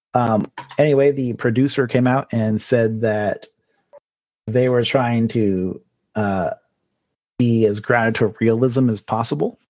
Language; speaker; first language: English; native; English